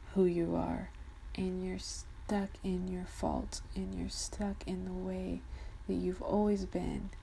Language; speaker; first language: English; early bilingual, other home language; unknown